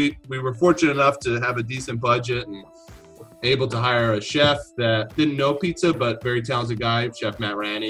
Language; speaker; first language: English; native; English